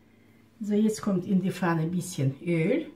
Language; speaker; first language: German; non-native, fluent; Russian